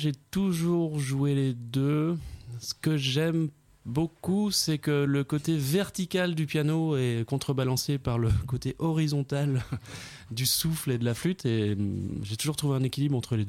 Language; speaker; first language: French; native; French